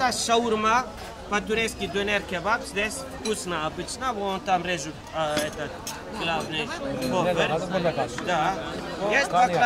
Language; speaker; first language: Russian; non-native, learner; Turkish